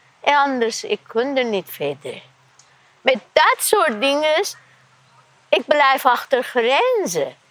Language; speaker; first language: Dutch; non-native, learner; Persian